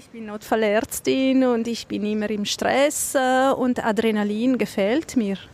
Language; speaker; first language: German; non-native, local second language; Italian